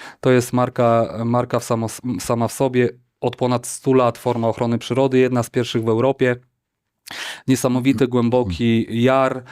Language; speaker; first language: Polish; native; Polish